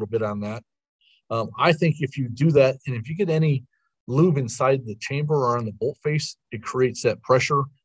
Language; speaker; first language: English; native; English